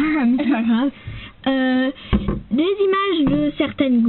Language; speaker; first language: French; native; French